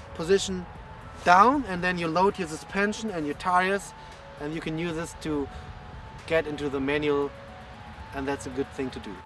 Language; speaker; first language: English; non-native, fluent; German